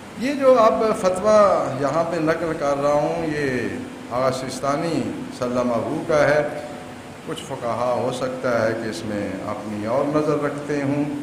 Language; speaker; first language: Urdu; non-native, local second language; Punjabi